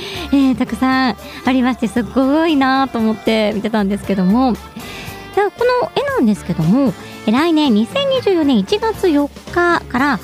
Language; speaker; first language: Japanese; native; Japanese